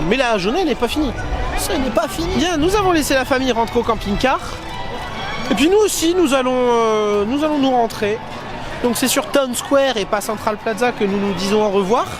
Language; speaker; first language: French; native; French